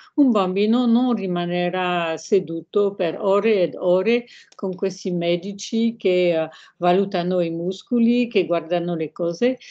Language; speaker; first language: Italian; non-native, fluent; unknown